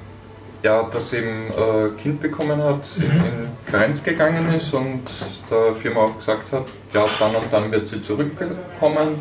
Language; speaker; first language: German; native; German